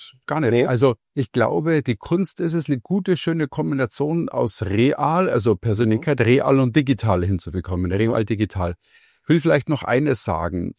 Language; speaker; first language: German; native; German